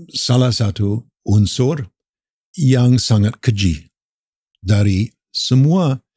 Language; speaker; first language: Indonesian; non-native, fluent; English